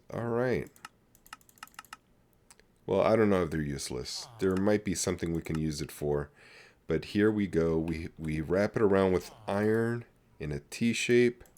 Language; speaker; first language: English; native; English